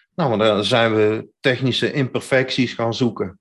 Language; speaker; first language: Dutch; native; Dutch